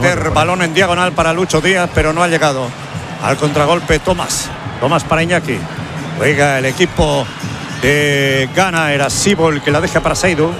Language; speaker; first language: Spanish; native; Spanish